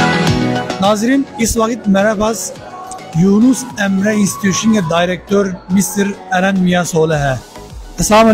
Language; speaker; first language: Hindi; non-native, learner; Turkish